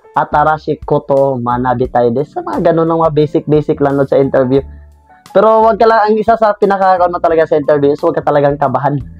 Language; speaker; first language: Filipino; native; Filipino